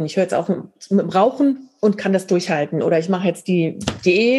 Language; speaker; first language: German; native; German